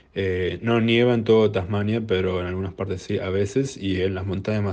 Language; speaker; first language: Spanish; native; Spanish